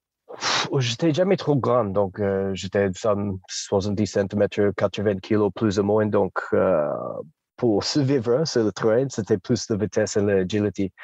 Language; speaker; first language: French; non-native, fluent; English